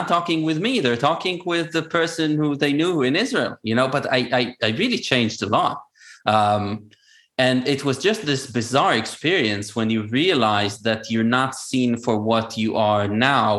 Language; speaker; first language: English; non-native, fluent; Hebrew